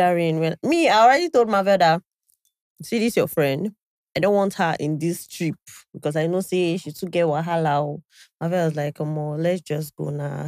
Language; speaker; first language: English; non-native, local second language; Igbo